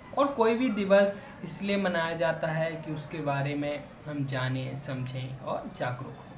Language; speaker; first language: Hindi; native; Hindi